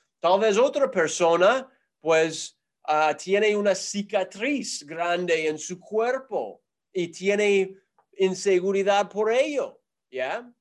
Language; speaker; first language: Spanish; non-native, fluent; English